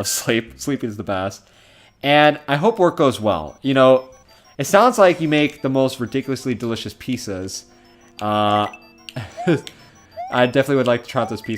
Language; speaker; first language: English; native; English